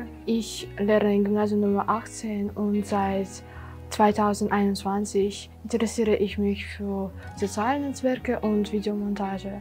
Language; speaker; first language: German; non-native, fluent; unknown